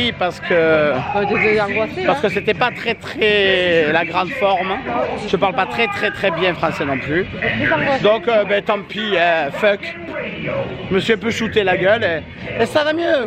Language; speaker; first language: French; native; French